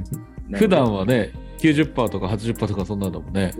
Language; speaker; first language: Japanese; native; Japanese